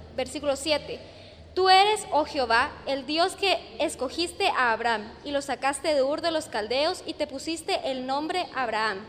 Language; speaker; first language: Spanish; non-native, fluent; English